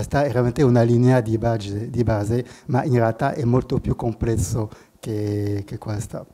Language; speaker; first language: Italian; non-native, fluent; French